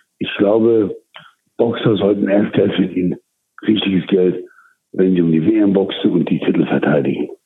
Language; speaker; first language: German; early bilingual, other home language; Turkish